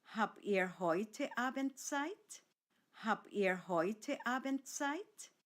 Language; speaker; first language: German; non-native, fluent; Filipino